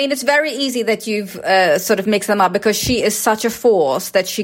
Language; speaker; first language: English; native; English